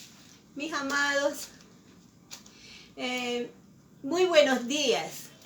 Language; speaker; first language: Spanish; native; Spanish